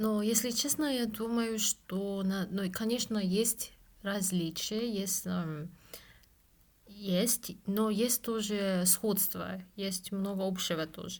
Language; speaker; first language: Russian; non-native, fluent; Japanese